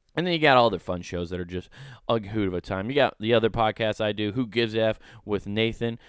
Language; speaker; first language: English; native; English